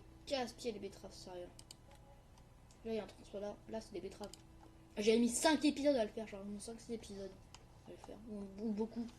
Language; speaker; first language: French; native; French